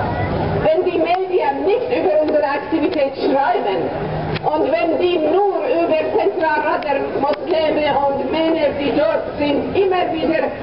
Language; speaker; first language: German; non-native, fluent; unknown